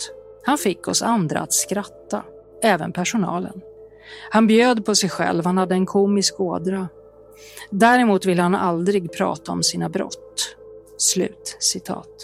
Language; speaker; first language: Swedish; native; Swedish